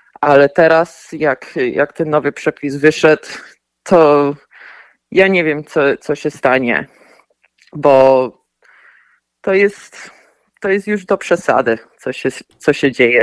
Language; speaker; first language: Polish; early bilingual, heritage; Polish